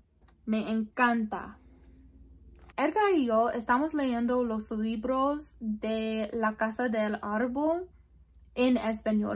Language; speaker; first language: Spanish; non-native, learner; English